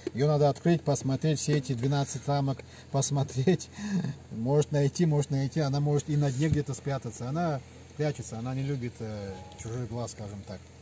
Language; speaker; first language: Russian; non-native, local second language; Adyghe